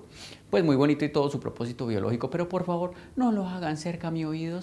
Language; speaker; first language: Spanish; native; Spanish